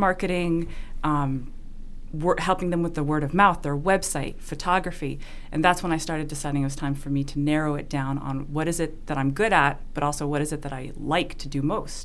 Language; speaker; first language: English; non-native, fluent; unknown